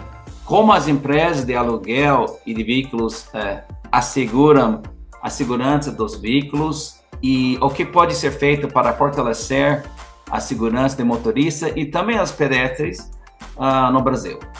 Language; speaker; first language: Portuguese; non-native, learner; English